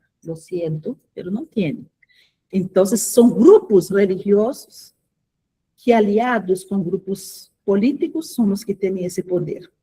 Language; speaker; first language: Spanish; non-native, fluent; Portuguese